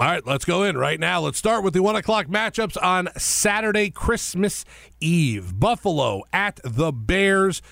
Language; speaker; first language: English; native; English